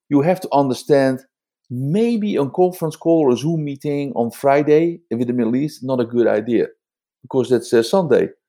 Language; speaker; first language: English; non-native, fluent; Dutch